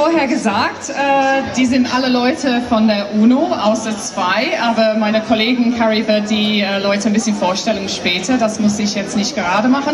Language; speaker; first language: German; non-native, fluent; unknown